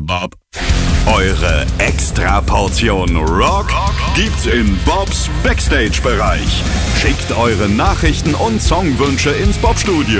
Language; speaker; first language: German; native; German